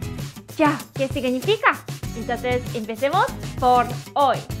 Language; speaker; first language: Spanish; non-native, learner; Korean